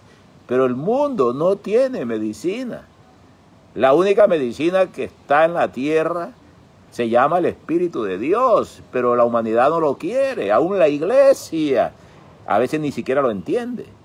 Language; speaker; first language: Spanish; native; Spanish